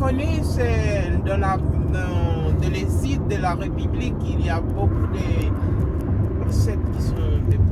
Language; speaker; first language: French; non-native, local second language; Haitian Creole